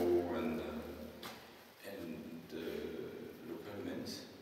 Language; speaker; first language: Dutch; non-native, learner; French